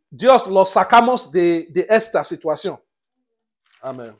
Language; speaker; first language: Spanish; non-native, learner; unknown